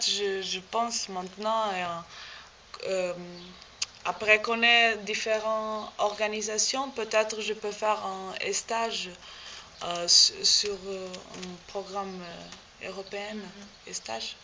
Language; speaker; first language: French; non-native, learner; Portuguese